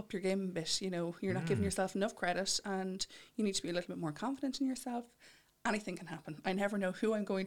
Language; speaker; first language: English; native; English